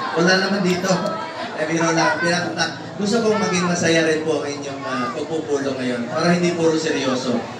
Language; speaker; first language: Filipino; non-native, local second language; Cebuano